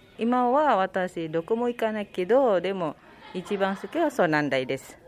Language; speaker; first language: Japanese; non-native, learner; Indonesian